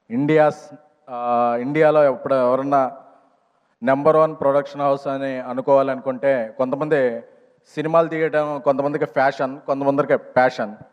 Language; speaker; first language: Telugu; native; Telugu